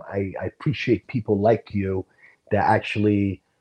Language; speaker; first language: English; early bilingual, other home language; Sicilian